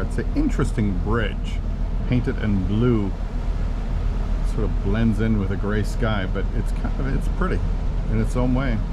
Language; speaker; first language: English; native; English